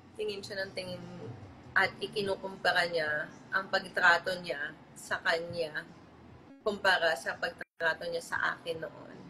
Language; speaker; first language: Filipino; native; Filipino